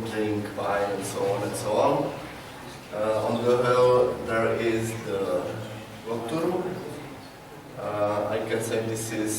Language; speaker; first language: English; non-native, learner; Czech